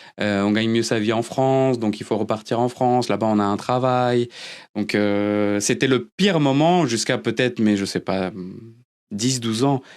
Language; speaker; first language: French; early bilingual, other home language; Portuguese